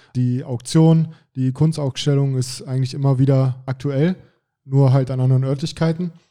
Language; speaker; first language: German; native; German